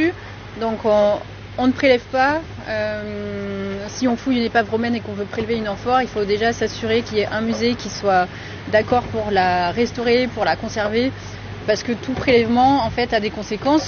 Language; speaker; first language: French; native; French